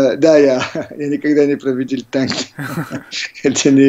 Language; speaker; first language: Russian; non-native, learner; French